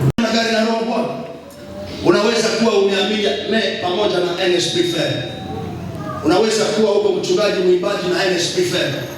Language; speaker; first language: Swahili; non-native, local second language; Nande